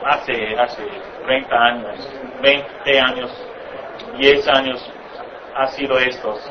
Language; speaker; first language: Spanish; non-native, fluent; English